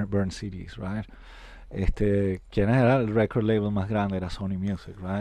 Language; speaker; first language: Spanish; native; Spanish